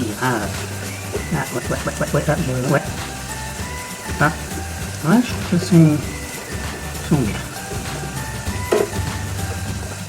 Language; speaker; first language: French; native; French